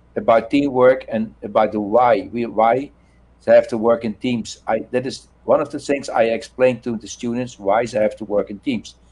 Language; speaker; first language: English; non-native, learner; Dutch